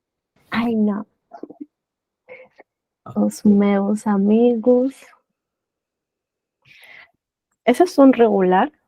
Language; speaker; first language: Portuguese; non-native, learner; Spanish